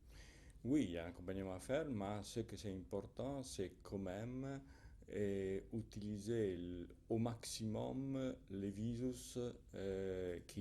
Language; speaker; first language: French; non-native, fluent; Italian